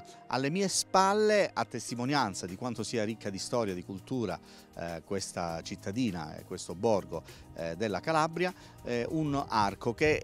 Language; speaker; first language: Italian; native; Italian